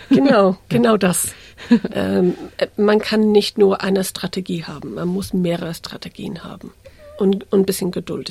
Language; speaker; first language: German; non-native, fluent; English